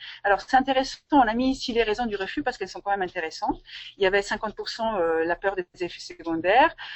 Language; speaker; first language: French; native; French